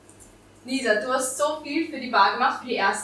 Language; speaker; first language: German; native; German